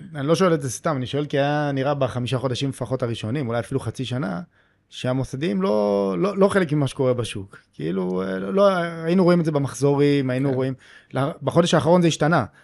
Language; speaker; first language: Hebrew; native; Hebrew